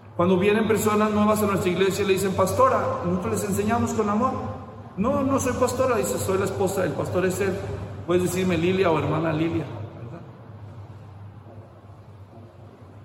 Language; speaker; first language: Spanish; native; Spanish